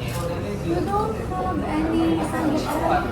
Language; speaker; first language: English; non-native, learner; Filipino